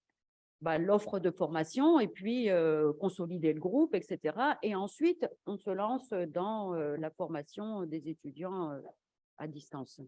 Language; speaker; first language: French; native; French